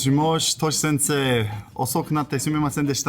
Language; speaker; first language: Japanese; non-native, learner; English